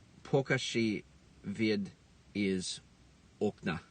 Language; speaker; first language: Russian; non-native, learner; English